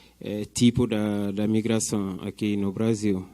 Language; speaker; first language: Portuguese; non-native, fluent; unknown